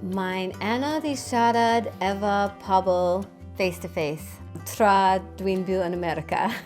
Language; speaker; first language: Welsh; non-native, learner; English